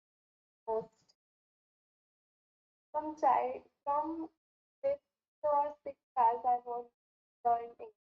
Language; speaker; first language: English; non-native, learner; Hindi